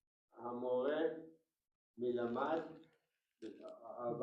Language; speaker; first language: Hebrew; non-native, learner; English